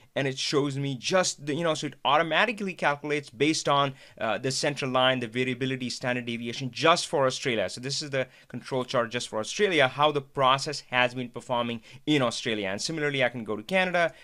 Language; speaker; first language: English; non-native, local second language; Hindi